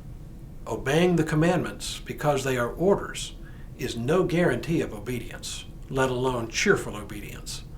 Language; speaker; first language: English; native; English